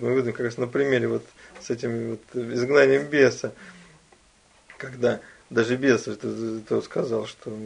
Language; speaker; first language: Russian; native; Russian